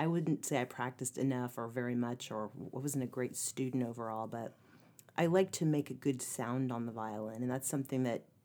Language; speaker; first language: English; native; English